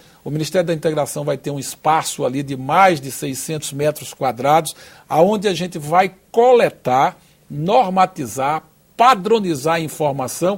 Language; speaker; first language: Portuguese; native; Portuguese